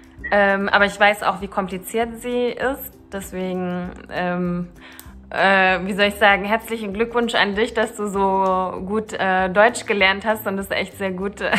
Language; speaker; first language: German; early bilingual, other home language; Turkish